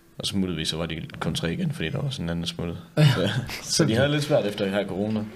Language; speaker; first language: Danish; native; Danish